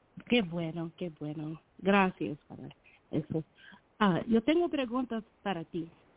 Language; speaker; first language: Spanish; non-native, learner; English